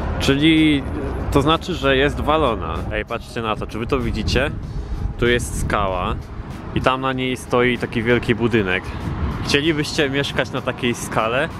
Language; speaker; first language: Polish; native; Polish